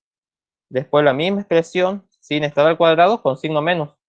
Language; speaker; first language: Spanish; native; Spanish